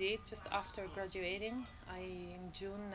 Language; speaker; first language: English; non-native, fluent; Italian